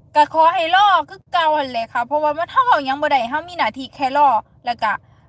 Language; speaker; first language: Thai; native; Thai